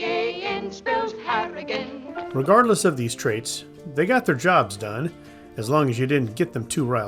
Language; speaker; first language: English; native; English